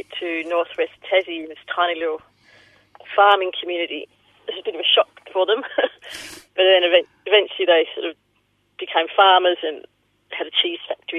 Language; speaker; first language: English; native; English